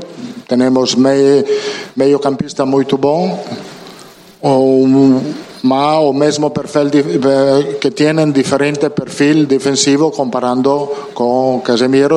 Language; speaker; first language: Spanish; non-native, fluent; Italian